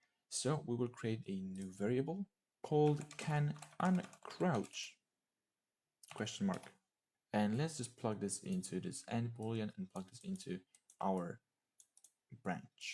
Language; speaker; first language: English; non-native, fluent; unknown